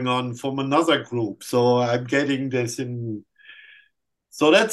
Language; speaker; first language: English; non-native, fluent; German